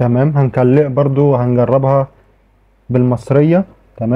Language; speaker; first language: Arabic; native; Arabic